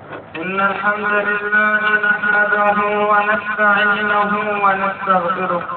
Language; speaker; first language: Arabic; native; Arabic